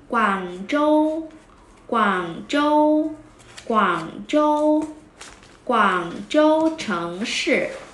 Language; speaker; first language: Chinese; non-native, fluent; Vietnamese